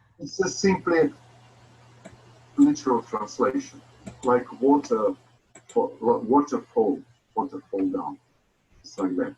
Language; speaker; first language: English; non-native, fluent; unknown